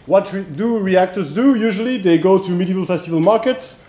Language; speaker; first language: English; non-native, fluent; French